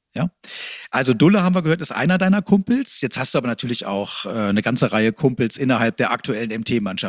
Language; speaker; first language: German; native; German